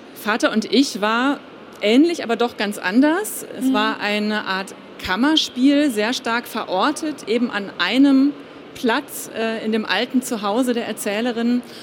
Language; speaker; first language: German; native; German